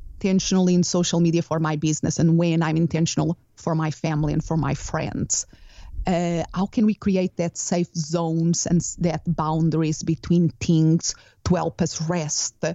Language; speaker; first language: English; non-native, fluent; Portuguese